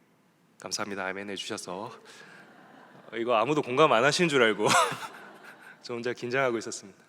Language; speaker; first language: Korean; native; Korean